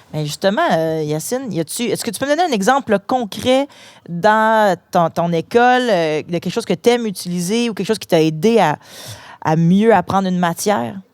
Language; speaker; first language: French; native; French